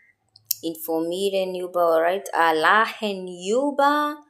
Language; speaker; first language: German; non-native, learner; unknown